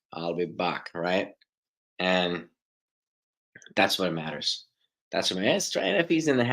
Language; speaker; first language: English; native; English